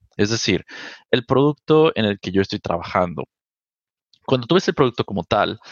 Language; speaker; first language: Spanish; native; Spanish